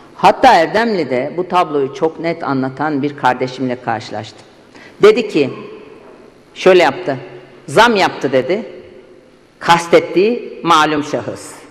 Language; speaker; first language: Turkish; native; Turkish